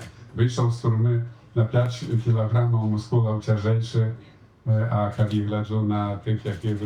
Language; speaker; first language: Polish; non-native, learner; Belarusian